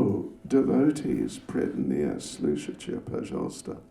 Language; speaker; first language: Russian; non-native, learner; English